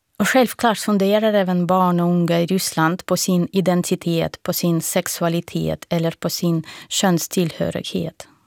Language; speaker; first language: Swedish; non-native, fluent; Russian